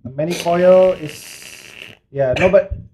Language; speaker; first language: English; non-native, learner; Indonesian